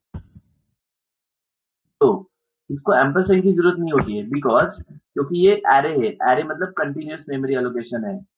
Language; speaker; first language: Hindi; non-native, local second language; Marathi